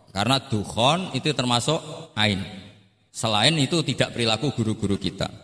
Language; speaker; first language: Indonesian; non-native, local second language; Javanese